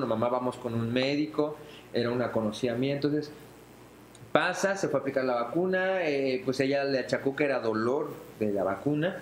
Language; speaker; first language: Spanish; native; Spanish